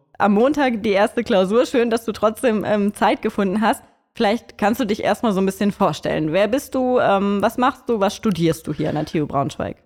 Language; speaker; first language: German; native; German